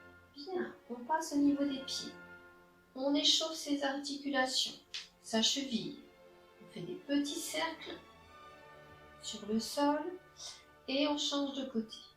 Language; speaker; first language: French; native; French